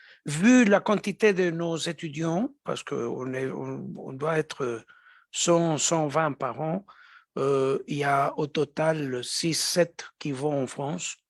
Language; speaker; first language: French; non-native, fluent; Spanish